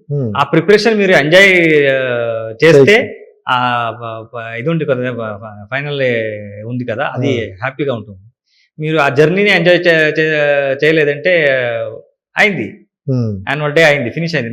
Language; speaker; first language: Telugu; non-native, learner; Kannada